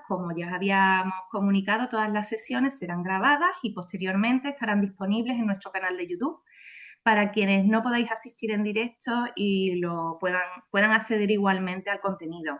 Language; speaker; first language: Spanish; native; Spanish